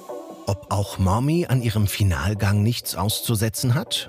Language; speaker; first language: German; native; German